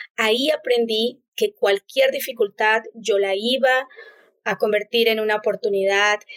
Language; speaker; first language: Spanish; native; Spanish